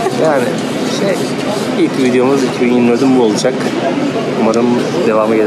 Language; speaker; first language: Turkish; native; Turkish